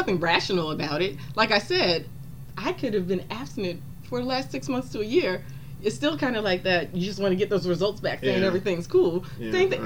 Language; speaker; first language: English; native; English